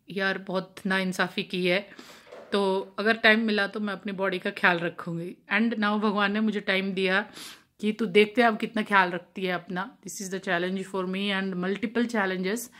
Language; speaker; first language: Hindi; non-native, local second language; Punjabi